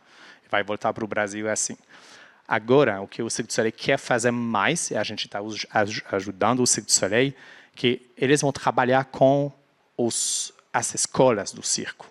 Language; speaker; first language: Portuguese; non-native, fluent; French